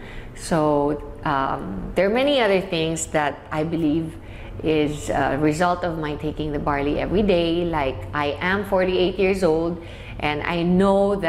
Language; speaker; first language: English; non-native, local second language; Filipino